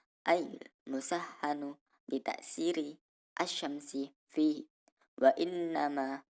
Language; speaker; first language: Arabic; non-native, learner; Indonesian